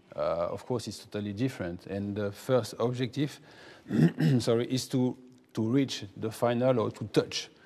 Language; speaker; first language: English; non-native, fluent; French